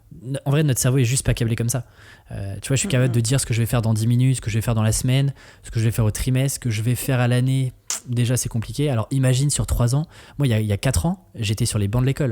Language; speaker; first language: French; native; French